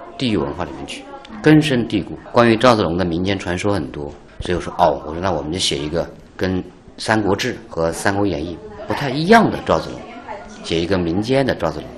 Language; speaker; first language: Chinese; native; Chinese